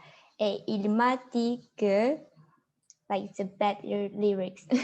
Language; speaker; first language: French; non-native, learner; Chinese